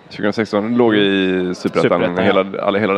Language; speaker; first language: Swedish; native; Swedish